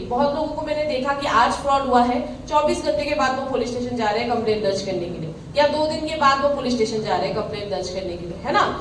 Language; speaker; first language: Hindi; non-native, local second language; Assamese